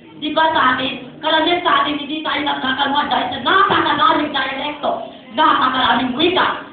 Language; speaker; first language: Filipino; non-native, local second language; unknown